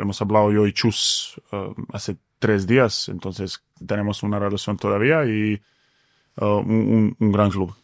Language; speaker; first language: Spanish; non-native, fluent; Bosnian